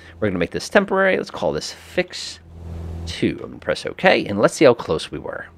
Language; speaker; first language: English; native; English